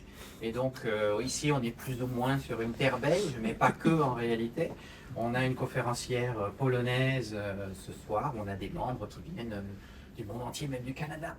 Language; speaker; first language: French; native; French